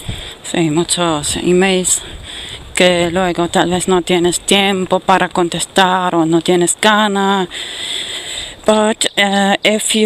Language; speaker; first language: Spanish; non-native, fluent; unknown